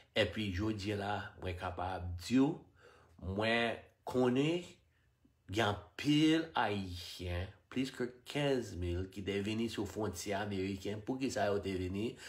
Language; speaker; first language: Haitian Creole; non-native, fluent; English